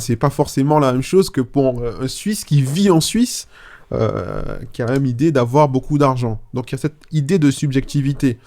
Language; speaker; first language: French; native; French